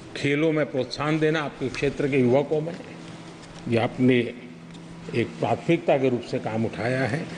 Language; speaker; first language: Hindi; non-native, local second language; Gujarati